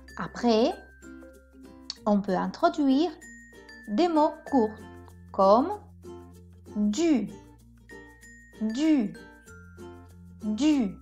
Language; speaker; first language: French; non-native, fluent; Spanish